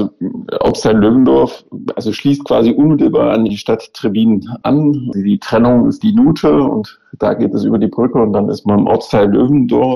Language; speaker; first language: German; native; German